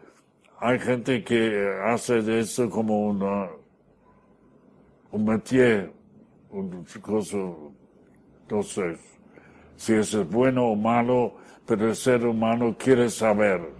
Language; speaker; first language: Spanish; non-native, fluent; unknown